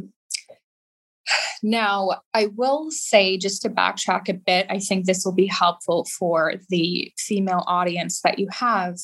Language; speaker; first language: English; native; English